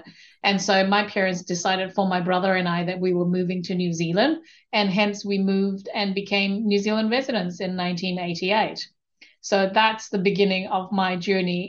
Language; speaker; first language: English; non-native, local second language; Korean